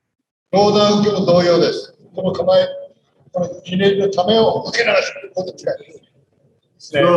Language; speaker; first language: Japanese; native; Japanese